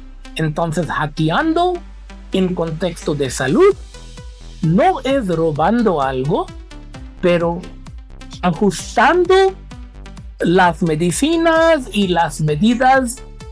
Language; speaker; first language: Spanish; non-native, fluent; Hindi